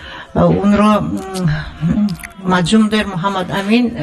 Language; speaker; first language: Persian; native; Persian